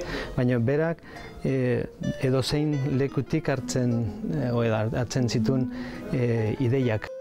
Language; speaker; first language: Basque; non-native, learner; Spanish